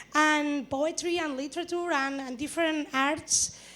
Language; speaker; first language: English; non-native, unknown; Catalan